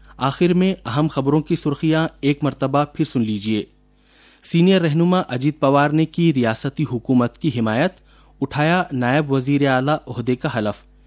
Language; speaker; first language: Urdu; native; Urdu